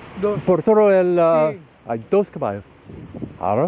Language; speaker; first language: Spanish; non-native, learner; English